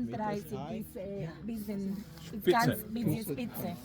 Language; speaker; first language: German; native; German